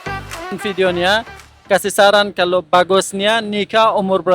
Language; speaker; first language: Indonesian; non-native, fluent; Persian